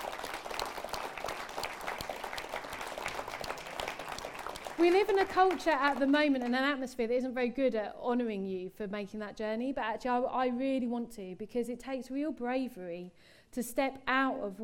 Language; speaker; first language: English; native; English